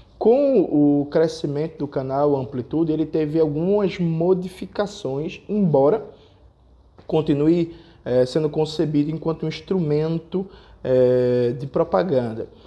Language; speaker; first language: Portuguese; native; Portuguese